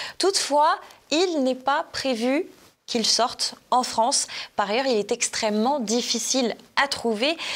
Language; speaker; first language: French; native; French